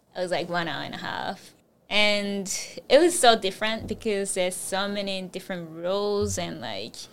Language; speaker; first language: English; non-native, fluent; Japanese